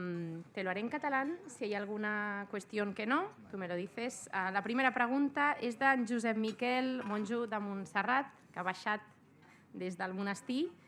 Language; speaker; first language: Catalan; native; Catalan